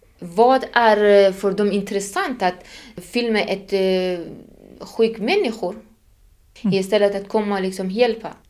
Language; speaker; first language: Swedish; non-native, fluent; Persian